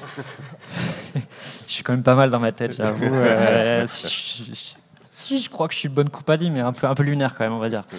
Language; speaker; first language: French; native; French